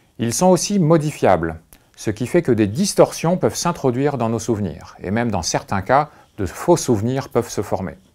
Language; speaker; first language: French; native; French